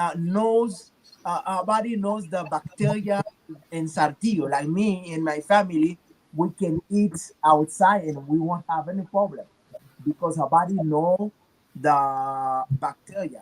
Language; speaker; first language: English; non-native, learner; Haitian Creole